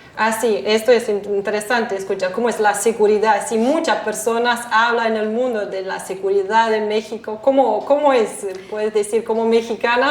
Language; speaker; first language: Spanish; non-native, fluent; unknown